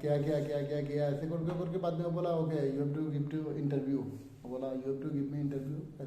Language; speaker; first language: Hindi; non-native, learner; Bangla